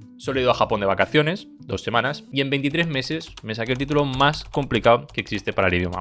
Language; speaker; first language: Spanish; early bilingual, other home language; Bulgarian